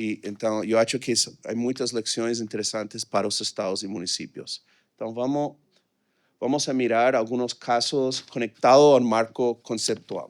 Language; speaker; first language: Portuguese; non-native, fluent; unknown